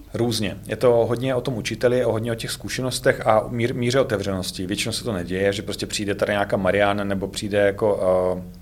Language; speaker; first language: Czech; non-native, fluent; Russian